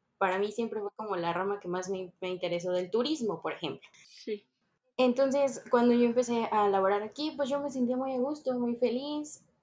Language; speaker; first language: Spanish; native; Spanish